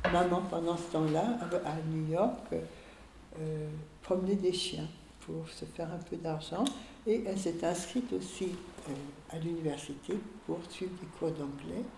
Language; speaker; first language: French; early bilingual, other home language; Hungarian